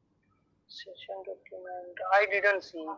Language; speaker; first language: English; non-native, learner; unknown